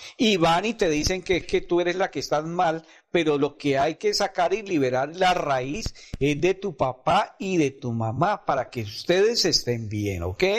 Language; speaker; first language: Spanish; native; Spanish